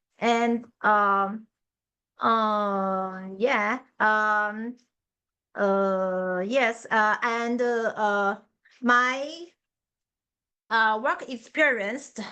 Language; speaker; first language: English; non-native, learner; Chinese